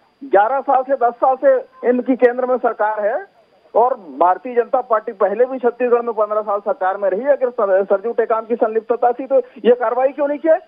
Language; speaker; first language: Hindi; native; Hindi